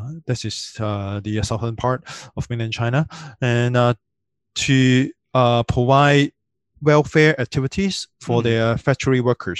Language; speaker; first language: English; non-native, local second language; Cantonese